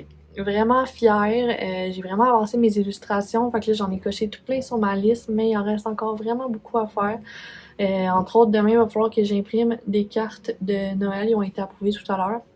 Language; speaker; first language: French; native; French